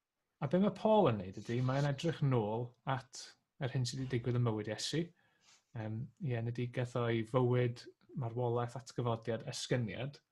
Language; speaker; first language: Welsh; native; Welsh